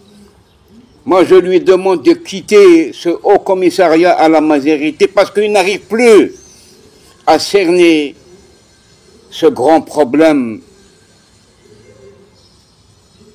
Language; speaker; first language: French; non-native, local second language; Kabyle